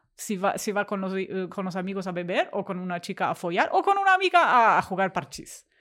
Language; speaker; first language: Spanish; non-native, fluent; German